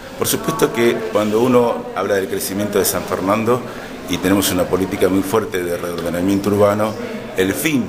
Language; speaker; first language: Spanish; native; Spanish